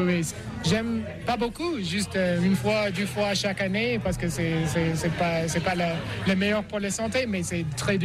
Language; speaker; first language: French; non-native, learner; English